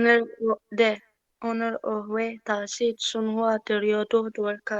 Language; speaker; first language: Korean; non-native, learner; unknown